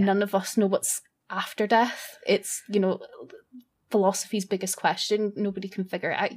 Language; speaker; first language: English; native; English